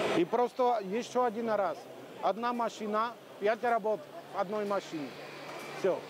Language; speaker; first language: Russian; non-native, learner; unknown